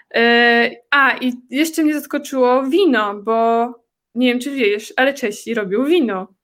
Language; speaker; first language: Polish; native; Polish